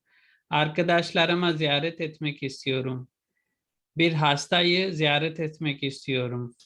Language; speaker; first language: Turkish; non-native, fluent; Urdu